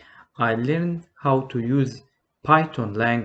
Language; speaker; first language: English; non-native, learner; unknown